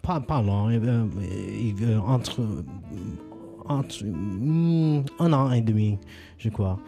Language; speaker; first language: French; non-native, learner; English